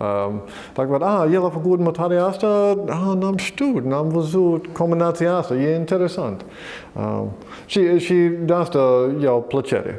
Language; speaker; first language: Romanian; non-native, learner; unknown